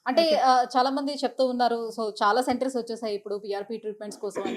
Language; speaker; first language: Telugu; native; Telugu